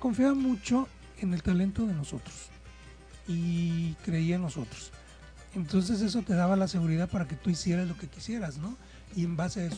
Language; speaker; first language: Spanish; native; Spanish